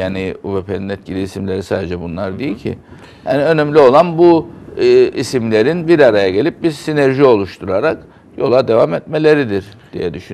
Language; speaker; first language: Turkish; native; Turkish